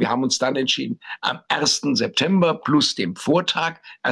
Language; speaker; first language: German; native; German